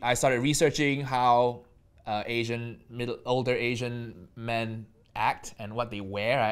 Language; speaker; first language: English; non-native, local second language; Chinese